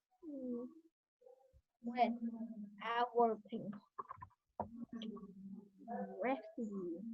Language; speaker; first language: English; non-native, learner; Vietnamese